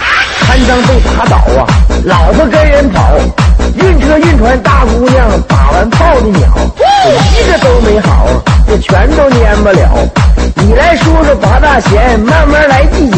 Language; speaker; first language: Chinese; native; Chinese